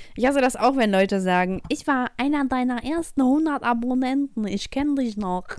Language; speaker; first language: German; early bilingual, other home language; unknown